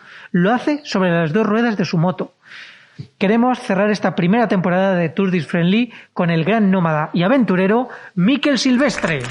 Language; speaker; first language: Spanish; native; Spanish